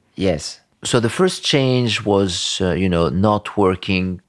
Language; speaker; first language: English; early bilingual, other home language; French